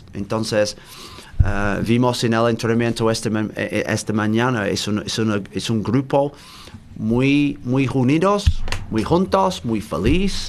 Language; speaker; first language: Spanish; non-native, learner; English